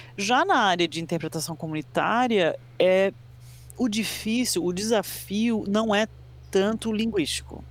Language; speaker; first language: Portuguese; early bilingual, other home language; English